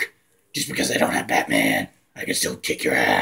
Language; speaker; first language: English; native; English